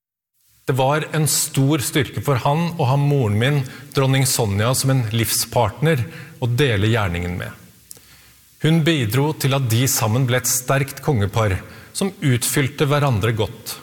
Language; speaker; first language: Norwegian; native; Norwegian